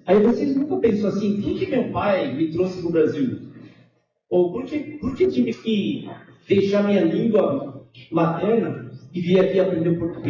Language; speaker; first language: Portuguese; early bilingual, other home language; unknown